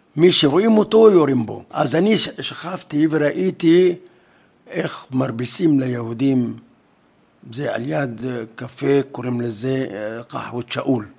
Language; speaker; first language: Hebrew; non-native, fluent; Arabic